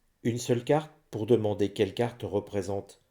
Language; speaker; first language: French; native; French